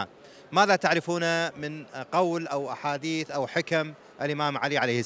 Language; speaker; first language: Arabic; native; Arabic